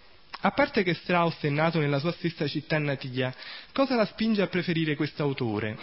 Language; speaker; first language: Italian; native; Italian